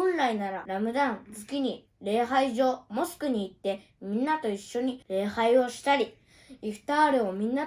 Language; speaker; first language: Japanese; early bilingual, other home language; Uyghur